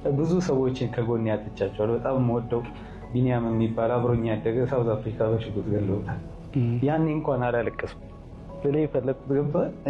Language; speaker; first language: Amharic; native; Amharic